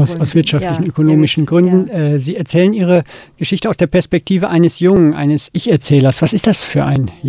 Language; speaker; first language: German; native; German